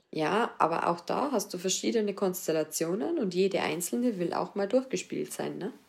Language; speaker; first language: German; native; German